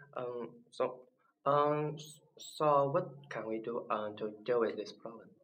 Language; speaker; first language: English; non-native, learner; Chinese